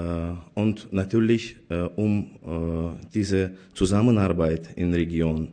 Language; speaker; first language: German; non-native, fluent; Azerbaijani